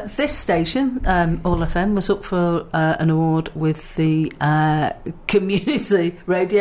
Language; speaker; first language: English; native; English